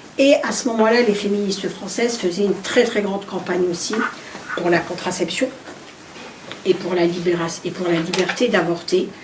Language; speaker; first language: French; early bilingual, other home language; Arabic